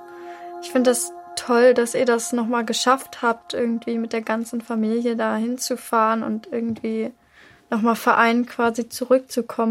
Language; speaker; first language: German; native; German